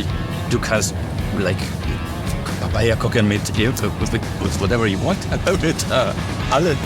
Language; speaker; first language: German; non-native, learner; Italian